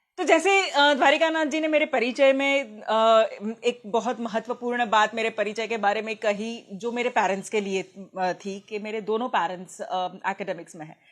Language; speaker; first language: Hindi; non-native, local second language; Gujarati